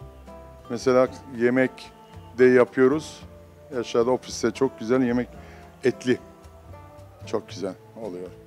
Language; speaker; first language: Turkish; non-native, learner; Arabic